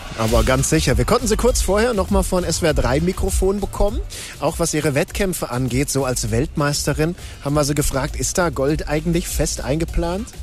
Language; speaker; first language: German; native; German